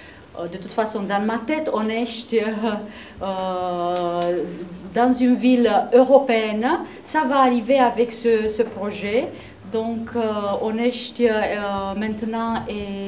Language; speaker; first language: French; non-native, fluent; Italian